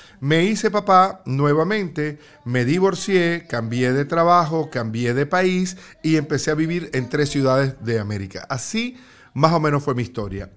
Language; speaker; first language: Spanish; native; Spanish